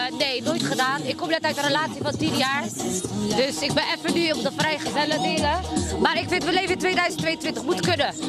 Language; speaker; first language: Dutch; early bilingual, other home language; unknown